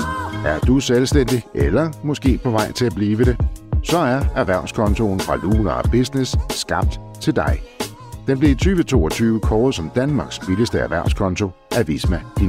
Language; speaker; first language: Danish; native; Danish